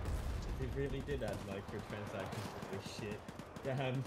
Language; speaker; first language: English; native; English